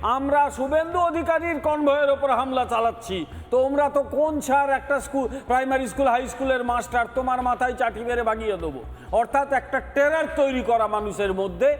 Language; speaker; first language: Bangla; native; Bangla